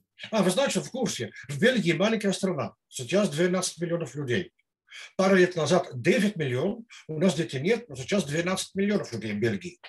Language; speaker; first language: Russian; non-native, fluent; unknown